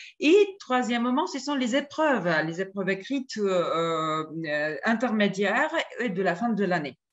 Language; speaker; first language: French; non-native, fluent; Georgian